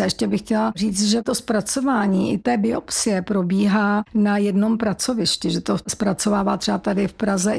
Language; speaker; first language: Czech; native; Czech